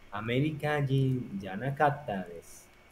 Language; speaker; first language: Japanese; non-native, learner; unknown